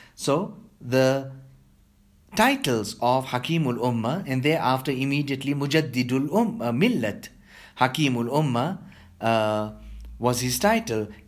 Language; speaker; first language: English; native; English